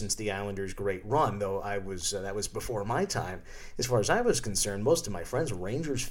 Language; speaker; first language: English; native; English